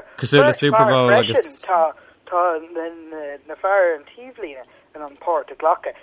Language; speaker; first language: Irish; non-native, local second language; English